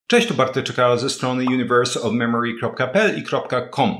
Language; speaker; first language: Polish; native; Polish